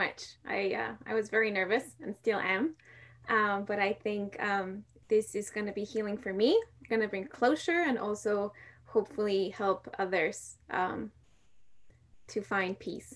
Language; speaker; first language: English; non-native, fluent; Spanish